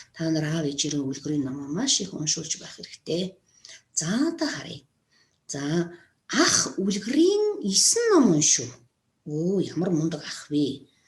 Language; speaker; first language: Mongolian; non-native, local second language; Kazakh